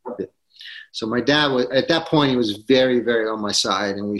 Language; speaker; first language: English; non-native, fluent; Italian